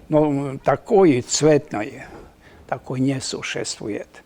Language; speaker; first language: Russian; non-native, fluent; Hungarian